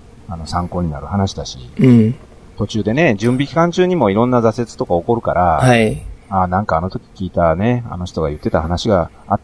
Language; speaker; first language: Japanese; native; Japanese